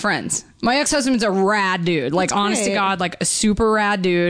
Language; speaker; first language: English; native; English